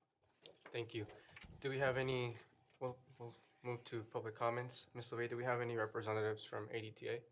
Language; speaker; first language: English; native; English